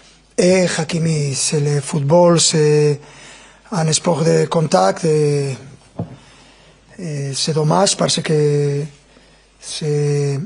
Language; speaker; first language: French; non-native, fluent; Spanish